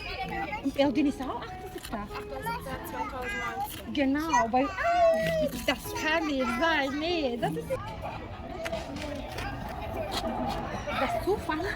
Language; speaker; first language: German; non-native, learner; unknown